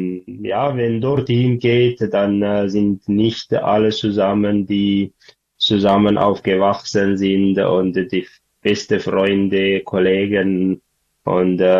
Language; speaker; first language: German; non-native, learner; Tigrinya